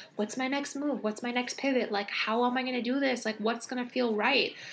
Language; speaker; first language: English; native; English